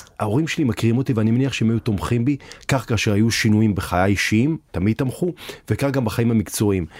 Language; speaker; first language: Hebrew; native; Hebrew